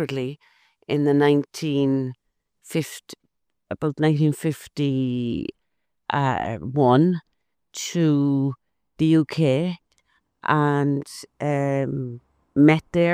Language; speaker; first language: English; native; English